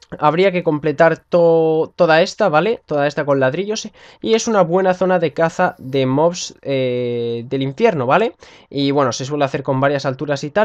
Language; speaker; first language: Spanish; native; Spanish